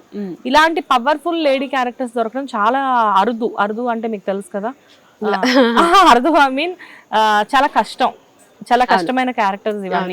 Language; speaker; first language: Telugu; native; Telugu